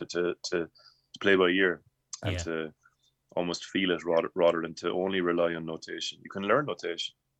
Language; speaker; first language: English; native; English